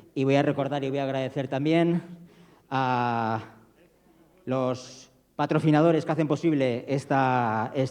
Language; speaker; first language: Spanish; non-native, local second language; Basque